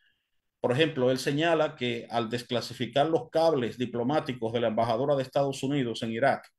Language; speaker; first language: Spanish; native; Spanish